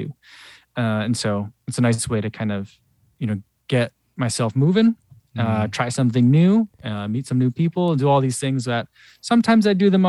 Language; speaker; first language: English; native; English